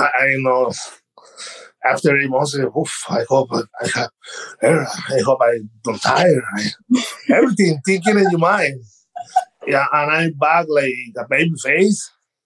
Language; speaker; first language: English; non-native, learner; Spanish